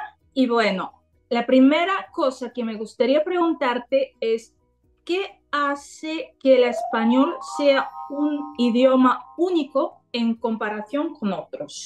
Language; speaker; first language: Spanish; non-native, fluent; Bulgarian